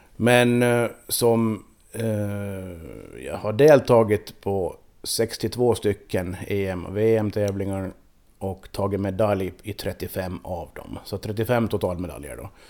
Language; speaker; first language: Swedish; native; Swedish